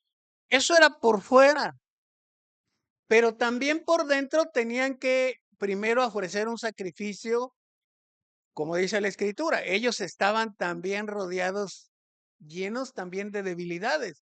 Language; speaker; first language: Spanish; native; Spanish